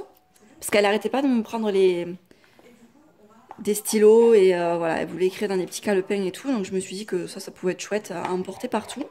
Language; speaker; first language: French; native; French